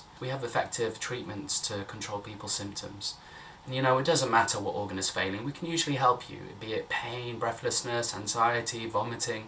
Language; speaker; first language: English; native; English